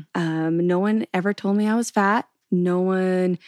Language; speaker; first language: English; native; English